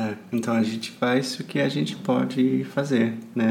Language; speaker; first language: Portuguese; non-native, fluent; English